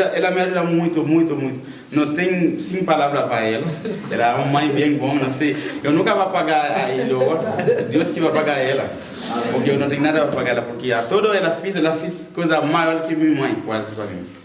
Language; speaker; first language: Portuguese; non-native, learner; Haitian Creole